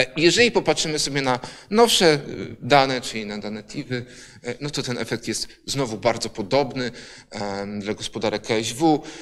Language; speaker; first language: Polish; native; Polish